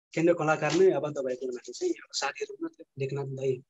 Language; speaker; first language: Nepali; native; Nepali